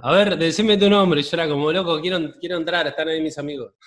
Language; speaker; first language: Spanish; native; Spanish